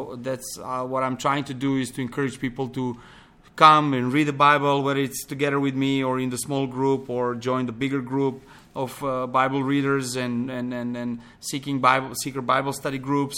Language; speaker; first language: English; non-native, fluent; Serbian